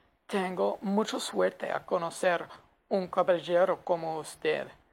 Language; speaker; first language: Spanish; non-native, learner; English